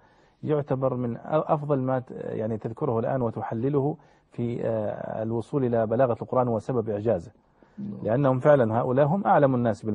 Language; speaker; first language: Arabic; native; Arabic